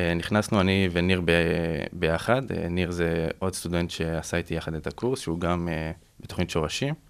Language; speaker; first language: Hebrew; native; Hebrew